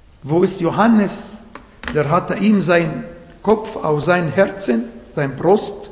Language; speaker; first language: German; non-native, fluent; Arabic